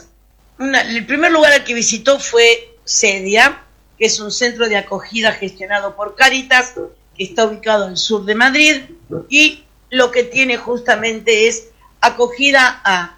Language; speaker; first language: Spanish; native; Spanish